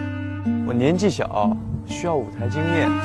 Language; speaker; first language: Chinese; native; Chinese